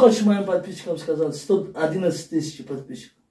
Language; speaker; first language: Russian; non-native, fluent; Tajik